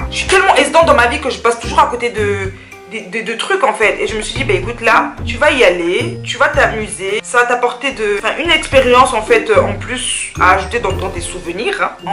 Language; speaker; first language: French; early bilingual, other home language; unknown